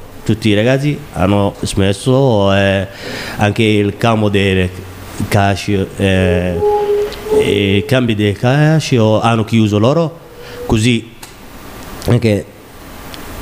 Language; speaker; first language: Italian; non-native, learner; Somali